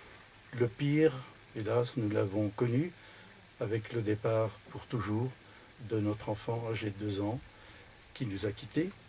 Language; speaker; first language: French; native; French